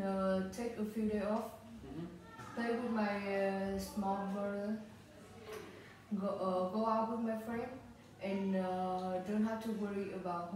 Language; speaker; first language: English; non-native, learner; Vietnamese